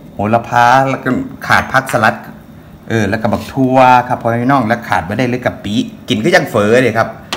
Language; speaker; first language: Thai; native; Thai